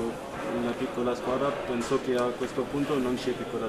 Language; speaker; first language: Italian; non-native, fluent; French